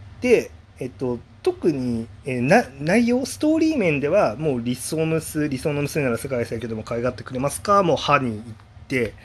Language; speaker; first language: Japanese; native; Japanese